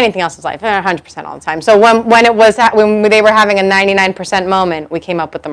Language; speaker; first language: English; native; English